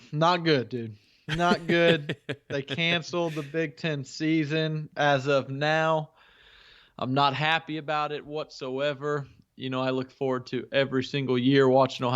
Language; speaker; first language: English; native; English